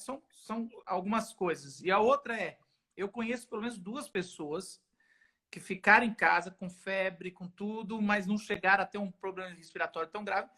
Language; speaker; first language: Portuguese; native; Portuguese